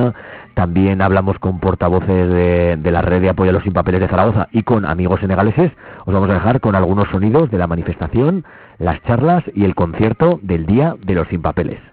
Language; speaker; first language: Spanish; native; Spanish